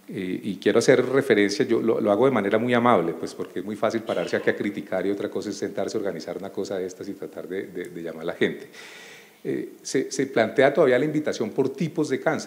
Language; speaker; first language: Spanish; native; Spanish